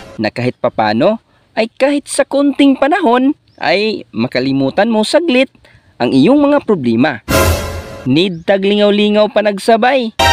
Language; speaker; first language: Filipino; non-native, local second language; Cebuano